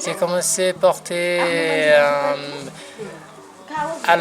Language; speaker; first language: French; non-native, learner; Nepali